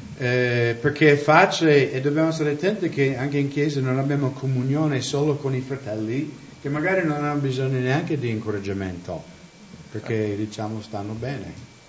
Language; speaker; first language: Italian; non-native, fluent; English